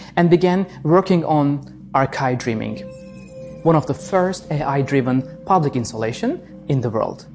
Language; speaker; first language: English; non-native, fluent; Turkish